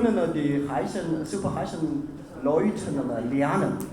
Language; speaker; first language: German; non-native, learner; Chinese